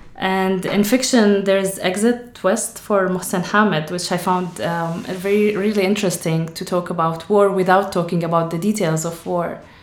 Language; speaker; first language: English; non-native, fluent; Arabic